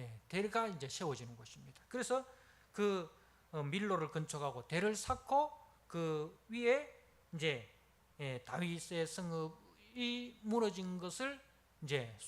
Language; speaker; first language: Korean; native; Korean